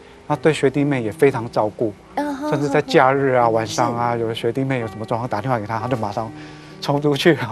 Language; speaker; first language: Chinese; native; Chinese